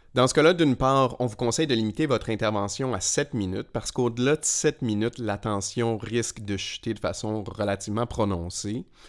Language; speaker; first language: French; native; French